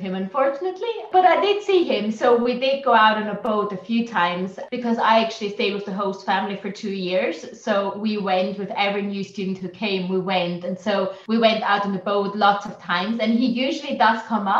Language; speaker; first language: English; non-native, fluent; German